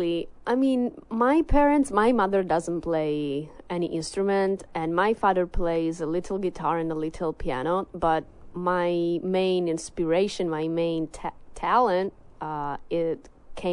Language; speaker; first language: English; non-native, fluent; Italian